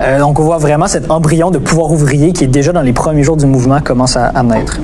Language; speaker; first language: French; native; French